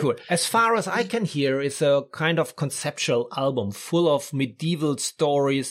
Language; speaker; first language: English; non-native, fluent; German